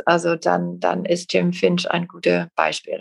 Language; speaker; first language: German; non-native, fluent; English